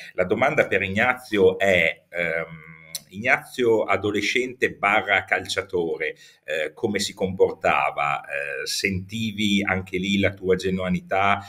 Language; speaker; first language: Italian; native; Italian